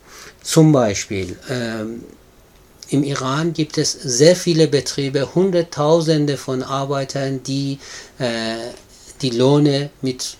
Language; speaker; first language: German; non-native, fluent; Persian